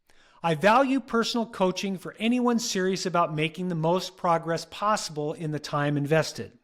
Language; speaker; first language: English; native; English